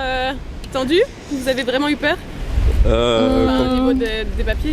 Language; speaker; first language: French; native; French